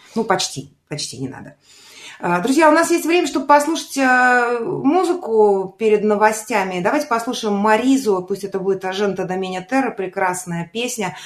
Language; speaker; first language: Russian; native; Russian